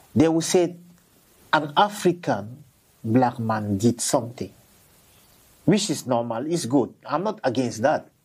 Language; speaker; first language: English; non-native, local second language; French